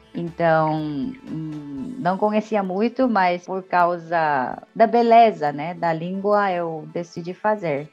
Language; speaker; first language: Portuguese; non-native, fluent; Korean